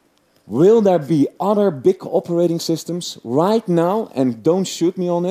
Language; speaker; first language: English; non-native, fluent; Dutch